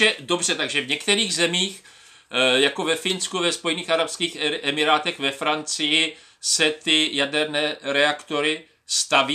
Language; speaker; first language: Czech; native; Czech